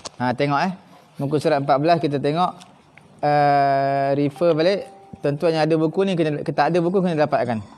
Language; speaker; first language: Malay; native; Malay